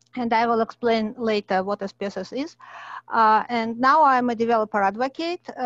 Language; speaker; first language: English; non-native, fluent; Russian